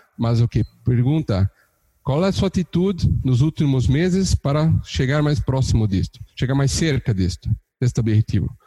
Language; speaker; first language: Portuguese; native; Portuguese